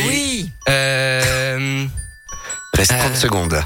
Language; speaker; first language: French; native; French